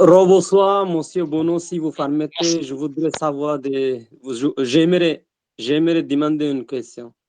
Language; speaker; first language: French; non-native, learner; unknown